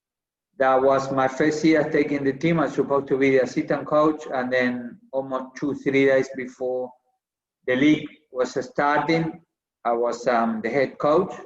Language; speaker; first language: English; non-native, fluent; Spanish